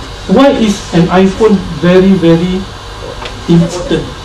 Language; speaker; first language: English; non-native, local second language; Malay